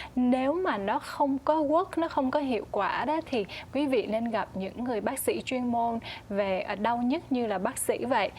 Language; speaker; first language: Vietnamese; early bilingual, heritage; Vietnamese